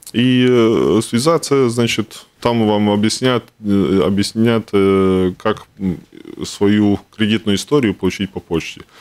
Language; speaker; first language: Russian; non-native, local second language; Latvian